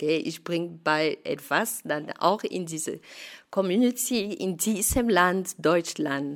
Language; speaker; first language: German; non-native, fluent; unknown